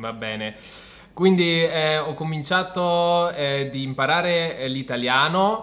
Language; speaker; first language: Italian; non-native, fluent; German